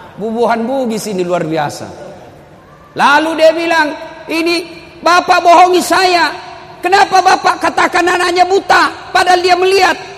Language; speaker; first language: Indonesian; non-native, local second language; Buginese